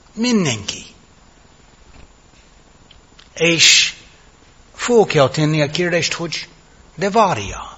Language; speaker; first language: Hungarian; non-native, fluent; English